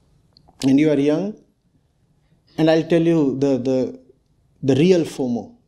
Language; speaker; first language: English; non-native, local second language; Hindi